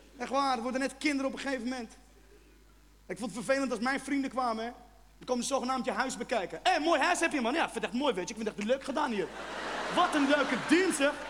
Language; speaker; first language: Dutch; non-native, fluent; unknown